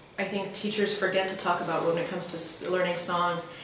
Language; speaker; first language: English; early bilingual, other home language; Russian